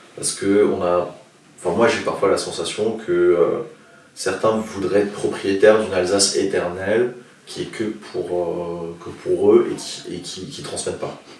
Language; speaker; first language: French; non-native, local second language; Swiss German